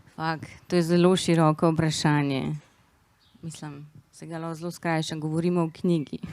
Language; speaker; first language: Slovenian; native; Slovenian